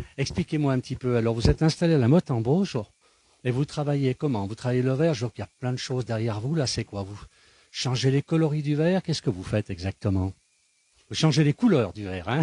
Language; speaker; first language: French; native; French